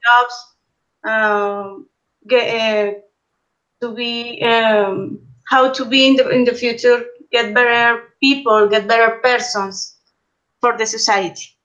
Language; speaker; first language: English; non-native, learner; Spanish